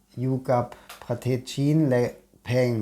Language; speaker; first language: Thai; non-native, learner; German